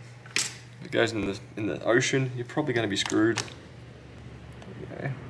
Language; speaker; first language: English; native; English